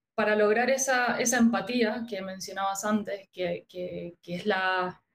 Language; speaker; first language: Spanish; native; Spanish